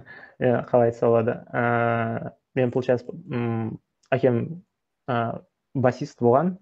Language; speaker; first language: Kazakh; non-native, local second language; Russian